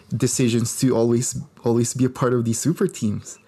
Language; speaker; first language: English; non-native, local second language; Filipino